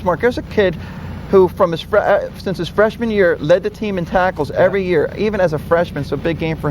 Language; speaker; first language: English; native; English